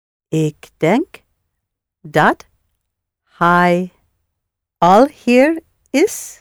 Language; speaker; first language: Dutch; non-native, learner; English